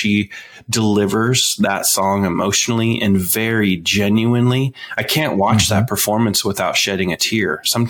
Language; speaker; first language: English; native; English